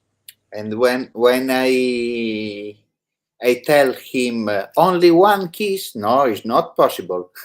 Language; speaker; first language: English; non-native, learner; Italian